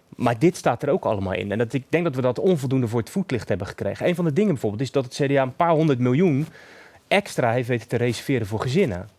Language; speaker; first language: Dutch; native; Dutch